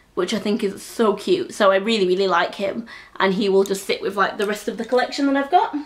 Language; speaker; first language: English; native; English